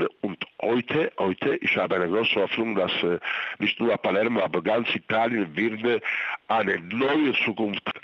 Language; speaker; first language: German; non-native, fluent; Italian